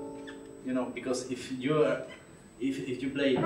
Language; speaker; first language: English; non-native, learner; Spanish